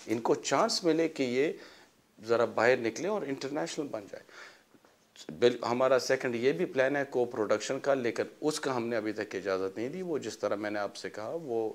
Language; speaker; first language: Urdu; non-native, local second language; Pashto